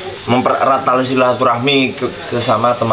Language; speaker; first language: Indonesian; non-native, local second language; Javanese